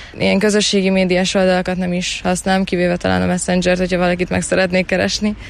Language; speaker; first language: Hungarian; early bilingual, heritage; Hungarian